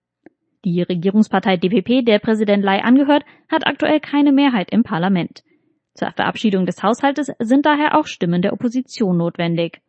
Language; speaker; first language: German; native; German